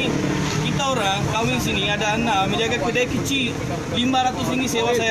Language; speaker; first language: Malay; non-native, fluent; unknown